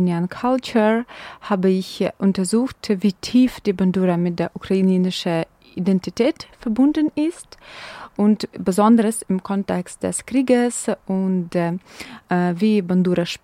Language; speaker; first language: German; non-native, fluent; Ukrainian